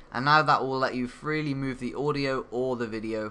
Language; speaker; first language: English; native; English